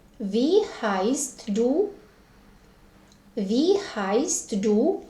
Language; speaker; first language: German; non-native, fluent; Ukrainian